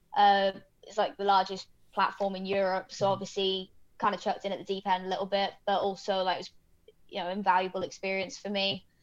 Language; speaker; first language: English; native; English